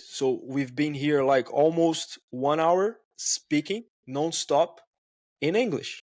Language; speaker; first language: English; non-native, fluent; Portuguese